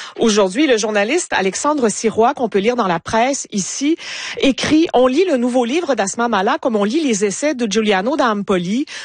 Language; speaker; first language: French; native; French